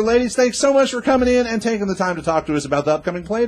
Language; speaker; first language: English; native; English